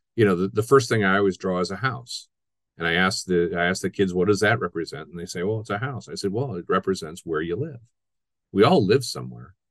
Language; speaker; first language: English; native; English